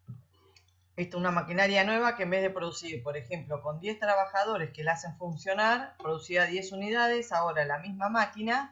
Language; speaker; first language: Spanish; native; Spanish